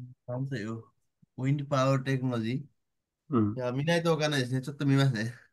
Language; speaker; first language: Japanese; non-native, fluent; Nepali